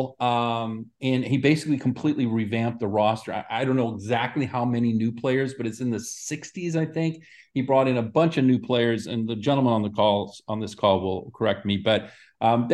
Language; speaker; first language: English; native; English